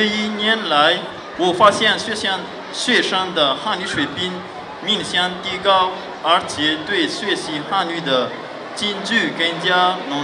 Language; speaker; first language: Chinese; non-native, fluent; Malagasy